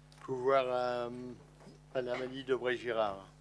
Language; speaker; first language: French; native; French